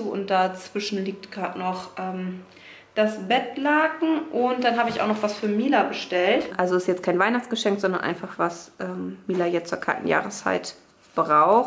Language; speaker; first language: German; native; German